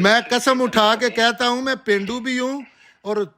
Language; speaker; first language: Urdu; non-native, local second language; Punjabi